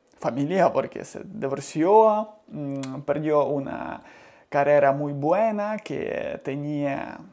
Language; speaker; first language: Spanish; non-native, learner; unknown